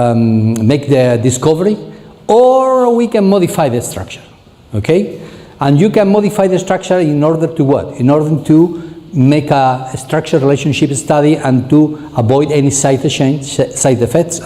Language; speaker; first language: English; non-native, fluent; Spanish